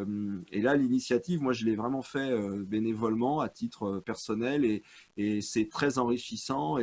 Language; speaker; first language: French; native; French